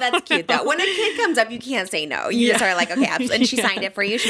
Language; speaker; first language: English; native; English